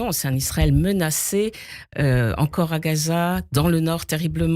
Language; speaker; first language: French; native; French